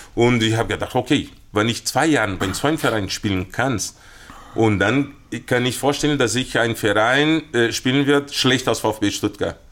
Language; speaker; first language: German; non-native, fluent; Portuguese